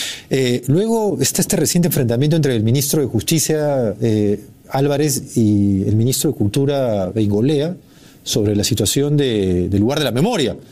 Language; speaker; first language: Spanish; native; Spanish